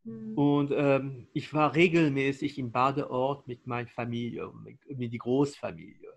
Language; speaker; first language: German; non-native, fluent; French